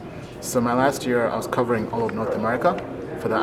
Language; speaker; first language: English; native; English